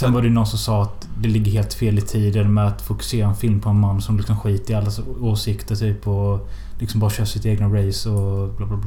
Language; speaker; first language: Swedish; native; Swedish